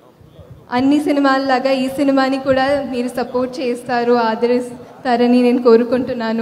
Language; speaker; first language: Telugu; non-native, fluent; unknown